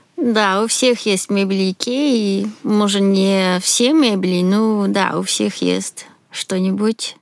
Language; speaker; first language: Russian; non-native, fluent; Swedish